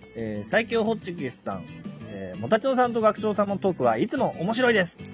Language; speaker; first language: Japanese; non-native, fluent; Malay